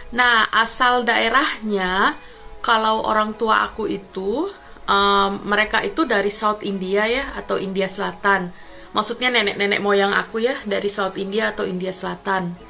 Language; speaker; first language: Indonesian; native; Indonesian